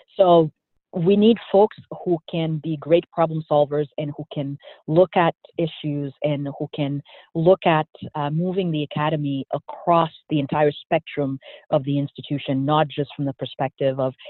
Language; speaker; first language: English; early bilingual, other home language; Haitian Creole